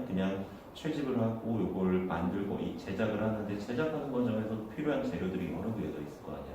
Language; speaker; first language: Korean; native; Korean